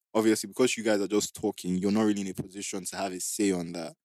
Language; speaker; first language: English; non-native, local second language; Igbo